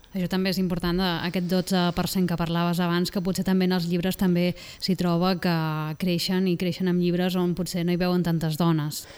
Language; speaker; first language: Catalan; native; Catalan